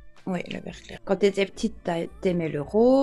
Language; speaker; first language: French; native; French